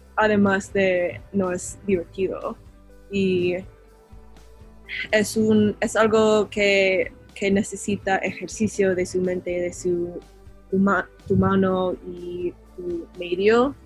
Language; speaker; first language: Spanish; non-native, learner; English